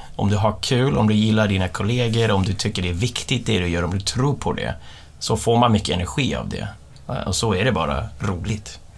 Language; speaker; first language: Swedish; non-native, fluent; English